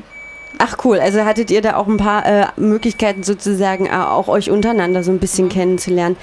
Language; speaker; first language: German; native; German